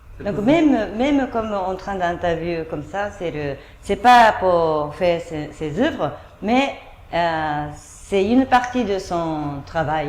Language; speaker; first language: French; non-native, fluent; Japanese